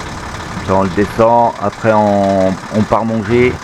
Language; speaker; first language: French; native; French